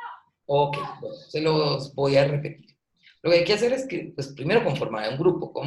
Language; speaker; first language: Spanish; native; Spanish